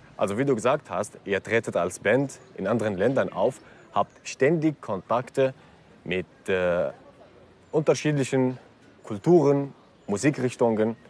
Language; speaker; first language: German; non-native, fluent; Kurdish